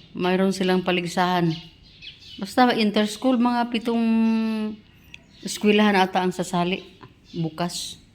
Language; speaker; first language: Filipino; non-native, local second language; Cebuano